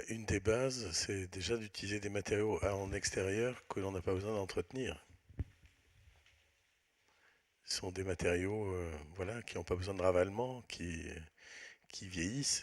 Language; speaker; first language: French; native; French